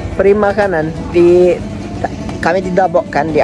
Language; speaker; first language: Indonesian; non-native, learner; Turkish